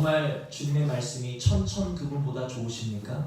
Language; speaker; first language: Korean; native; Korean